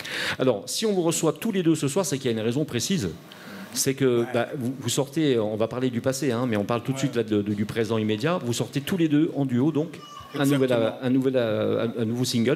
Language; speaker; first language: French; native; French